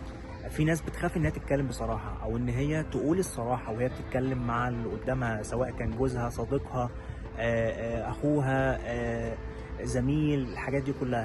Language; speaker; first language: Arabic; native; Arabic